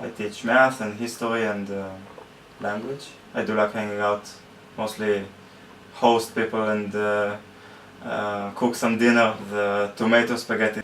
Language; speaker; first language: English; non-native, fluent; Hebrew